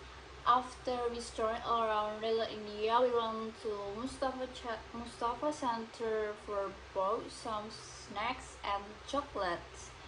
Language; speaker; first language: English; non-native, learner; Indonesian